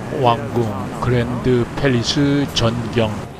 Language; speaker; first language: Korean; native; Korean